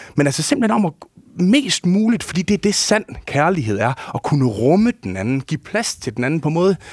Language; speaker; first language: Danish; native; Danish